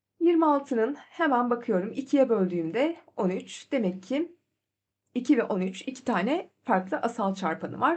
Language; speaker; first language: Turkish; native; Turkish